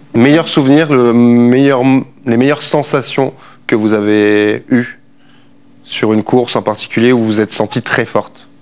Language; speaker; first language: French; native; French